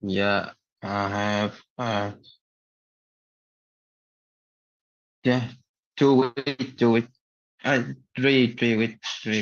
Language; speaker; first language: English; non-native, learner; Vietnamese